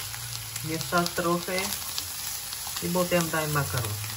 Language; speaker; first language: Polish; non-native, learner; Vietnamese